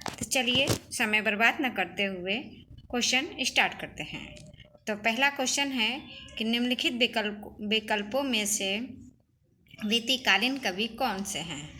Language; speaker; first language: Hindi; native; Hindi